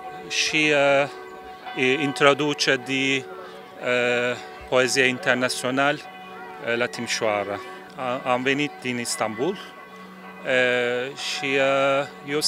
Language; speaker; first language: Romanian; non-native, learner; Turkish